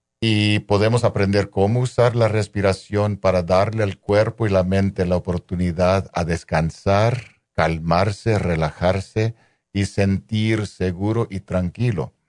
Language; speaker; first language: Spanish; non-native, local second language; English